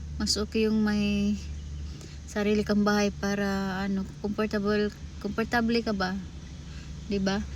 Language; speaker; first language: Filipino; non-native, local second language; Cebuano